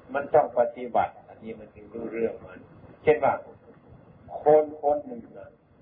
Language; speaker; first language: Thai; non-native, local second language; Lao